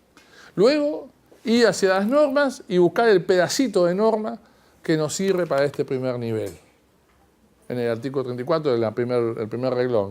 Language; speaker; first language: Spanish; native; Spanish